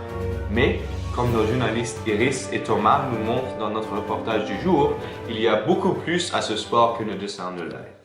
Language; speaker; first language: French; non-native, learner; English